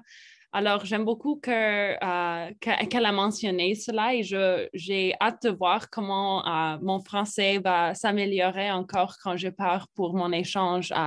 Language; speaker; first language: French; non-native, fluent; English